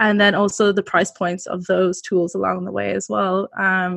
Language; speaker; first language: English; native; English